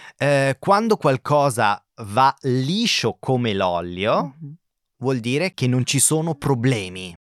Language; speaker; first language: Italian; native; Italian